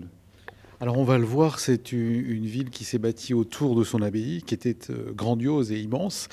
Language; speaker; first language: French; native; French